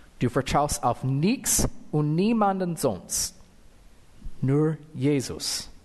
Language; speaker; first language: German; non-native, fluent; English